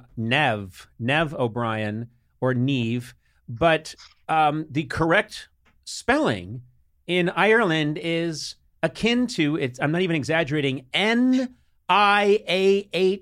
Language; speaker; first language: English; native; English